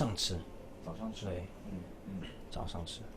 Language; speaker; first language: Chinese; non-native, local second language; Cantonese